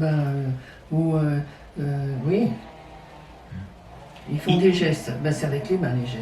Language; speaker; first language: French; native; French